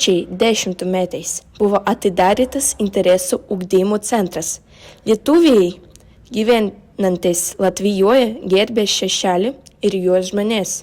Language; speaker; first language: Lithuanian; early bilingual, heritage; Lithuanian